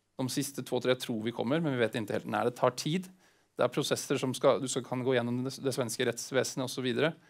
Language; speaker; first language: Swedish; non-native, fluent; Norwegian